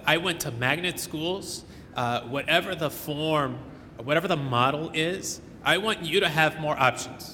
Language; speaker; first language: English; early bilingual, other home language; Spanish